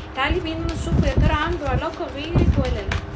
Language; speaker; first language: Arabic; native; Arabic